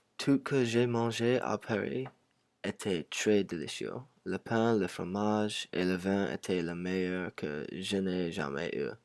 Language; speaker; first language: French; non-native, learner; English